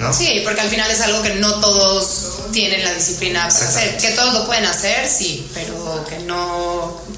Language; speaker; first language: Spanish; early bilingual, heritage; Spanish